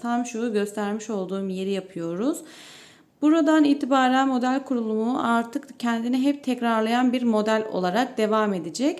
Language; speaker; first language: Turkish; native; Turkish